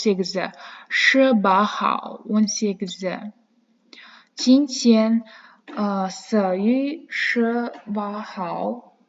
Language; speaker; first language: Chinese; non-native, fluent; Kazakh